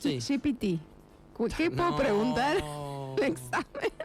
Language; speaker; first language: Spanish; native; Spanish